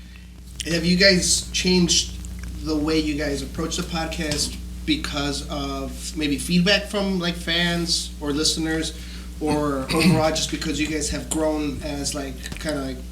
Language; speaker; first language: English; early bilingual, other home language; Spanish